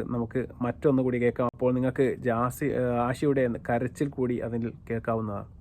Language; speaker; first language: Malayalam; native; Malayalam